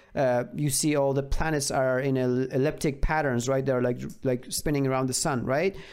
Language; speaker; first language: English; non-native, fluent; Persian